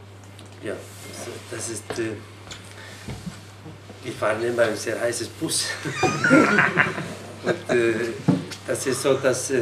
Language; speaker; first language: German; non-native, learner; Icelandic